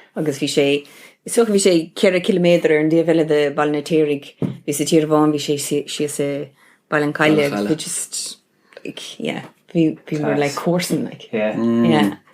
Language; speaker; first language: Irish; non-native, local second language; English